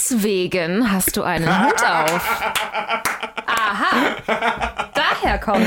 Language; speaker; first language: German; native; German